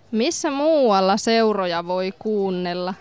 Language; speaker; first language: Finnish; native; Finnish